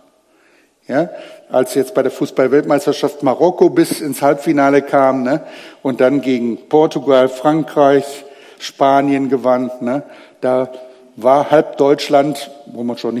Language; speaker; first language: German; native; German